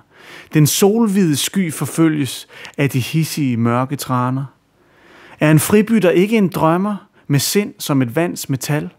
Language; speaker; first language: Danish; native; Danish